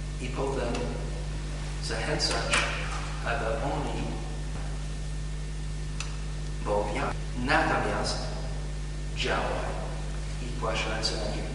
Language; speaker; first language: Polish; non-native, learner; English